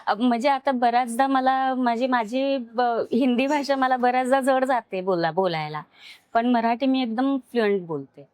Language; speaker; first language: Marathi; non-native, local second language; Hindi